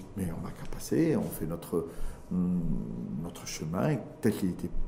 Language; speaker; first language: French; non-native, local second language; Arabic